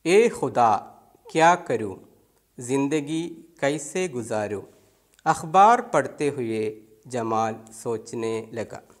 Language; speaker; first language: Urdu; non-native, local second language; Malayalam